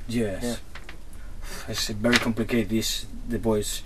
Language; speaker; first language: English; non-native, learner; Spanish